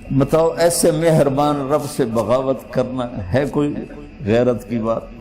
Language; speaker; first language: Urdu; non-native, local second language; Punjabi